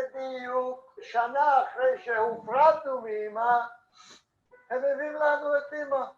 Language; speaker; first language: Hebrew; non-native, fluent; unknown